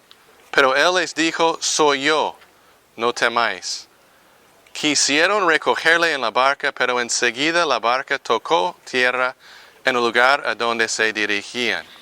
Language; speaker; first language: Spanish; non-native, fluent; English